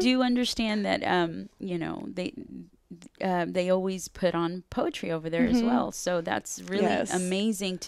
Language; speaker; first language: English; native; English